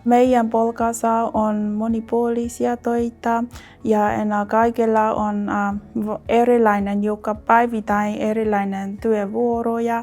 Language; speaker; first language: Finnish; non-native, learner; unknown